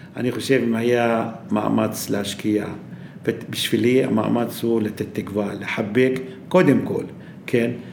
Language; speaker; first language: Hebrew; non-native, local second language; Arabic